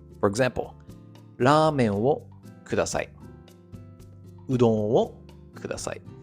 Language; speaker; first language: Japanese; non-native, fluent; English